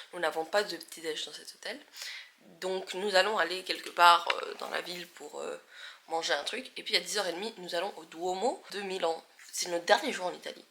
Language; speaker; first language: French; native; French